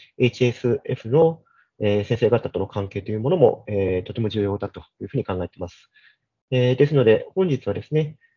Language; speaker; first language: Japanese; native; Japanese